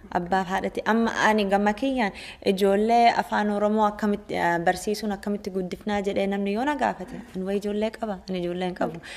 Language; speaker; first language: Oromo; early bilingual, heritage; Oromo